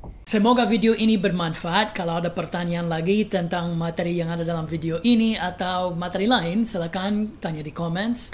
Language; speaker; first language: Indonesian; non-native, fluent; English